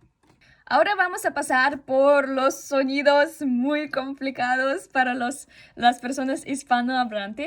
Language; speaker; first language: Spanish; non-native, fluent; Russian